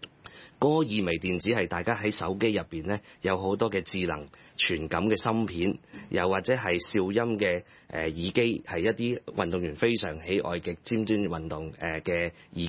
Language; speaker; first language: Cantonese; native; Cantonese